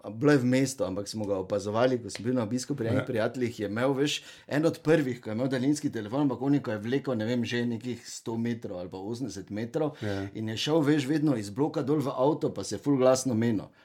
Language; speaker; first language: Slovenian; native; Slovenian